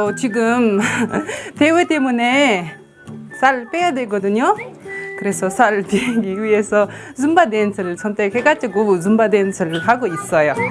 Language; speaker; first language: Korean; non-native, fluent; Kara-Kalpak